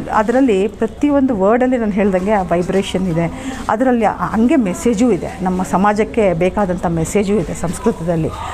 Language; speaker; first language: Kannada; native; Kannada